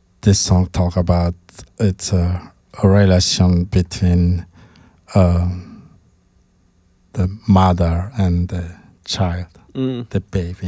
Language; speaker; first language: English; non-native, fluent; Malagasy